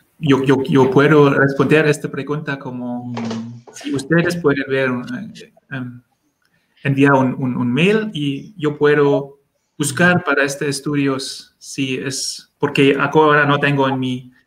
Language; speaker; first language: Spanish; non-native, learner; German